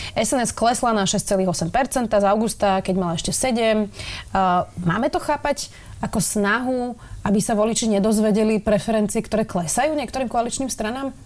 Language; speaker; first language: Slovak; native; Slovak